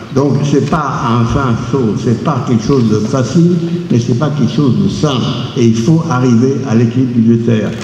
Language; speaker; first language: French; native; French